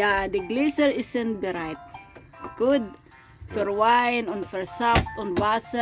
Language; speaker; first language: German; non-native, learner; Filipino